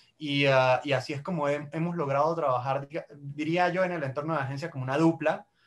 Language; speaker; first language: Spanish; native; Spanish